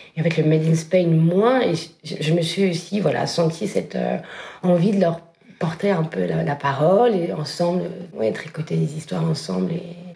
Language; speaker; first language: French; native; French